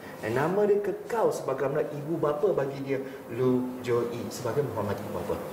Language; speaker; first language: Malay; non-native, local second language; Chinese